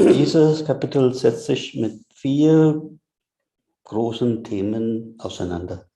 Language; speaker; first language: German; non-native, fluent; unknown